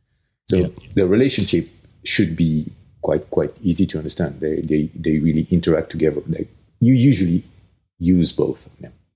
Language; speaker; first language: English; non-native, fluent; French